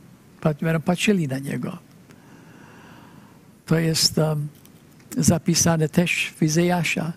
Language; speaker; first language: Polish; early bilingual, heritage; Polish